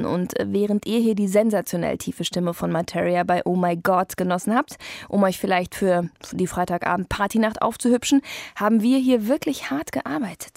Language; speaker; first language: German; native; German